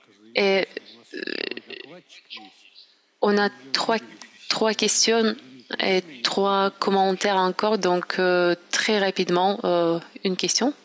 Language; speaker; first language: French; non-native, fluent; Russian